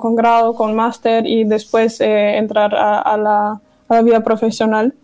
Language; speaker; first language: Spanish; non-native, fluent; German